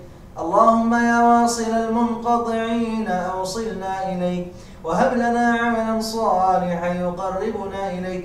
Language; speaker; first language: Arabic; native; Arabic